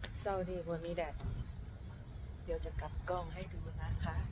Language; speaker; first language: Thai; non-native, local second language; Northeastern Thai